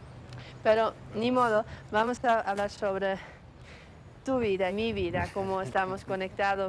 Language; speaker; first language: Spanish; non-native, learner; Dutch